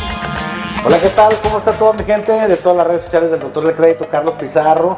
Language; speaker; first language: Spanish; native; Spanish